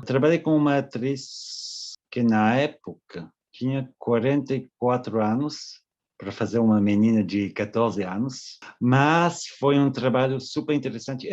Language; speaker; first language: Portuguese; non-native, fluent; French